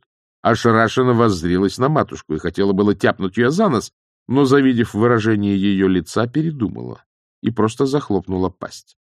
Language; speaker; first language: Russian; native; Russian